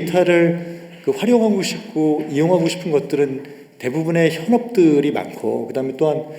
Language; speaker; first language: Korean; native; Korean